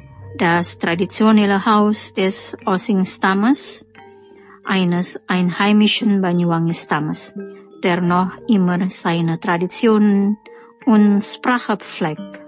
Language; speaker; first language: German; non-native, fluent; Indonesian